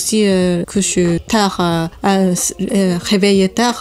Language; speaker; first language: French; non-native, learner; Japanese